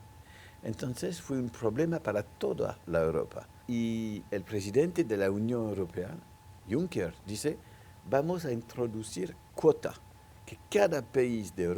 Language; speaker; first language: Spanish; non-native, local second language; French